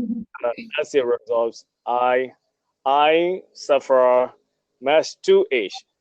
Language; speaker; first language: English; non-native, learner; Burmese